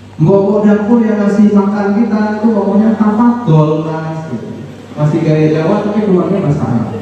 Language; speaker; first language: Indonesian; non-native, local second language; Minangkabau